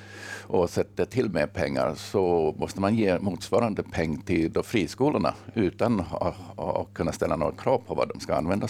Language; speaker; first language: Swedish; native; Swedish